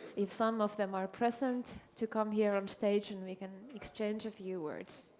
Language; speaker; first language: English; non-native, fluent; Finnish